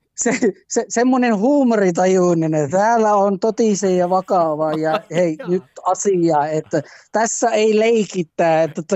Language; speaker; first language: Finnish; early bilingual, heritage; Finnish